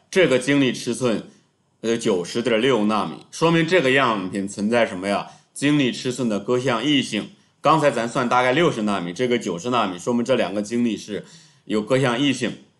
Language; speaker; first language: Chinese; native; Chinese